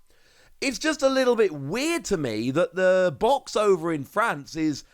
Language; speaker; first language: English; native; English